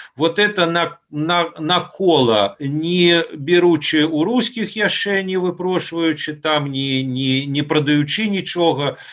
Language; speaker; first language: Belarusian; native; Belarusian